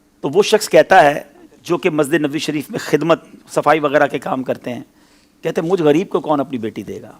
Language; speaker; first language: Urdu; native; Urdu